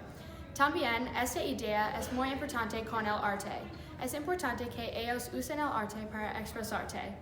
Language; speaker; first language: Spanish; non-native, learner; English